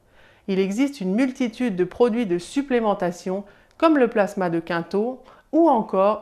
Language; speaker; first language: French; native; French